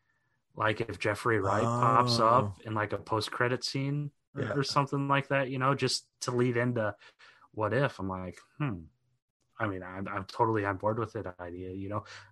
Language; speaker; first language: English; native; English